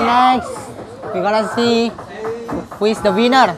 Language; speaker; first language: English; non-native, learner; Indonesian